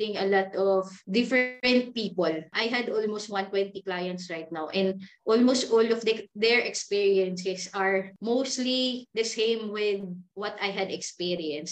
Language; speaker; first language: English; non-native, local second language; Cebuano